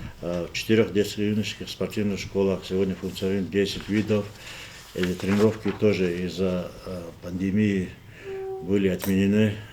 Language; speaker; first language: Russian; non-native, local second language; Lezghian